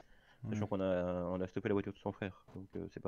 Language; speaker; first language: French; native; French